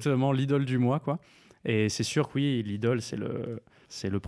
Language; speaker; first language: French; native; French